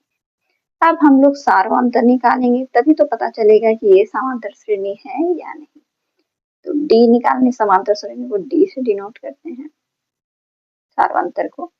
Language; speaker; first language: Hindi; native; Hindi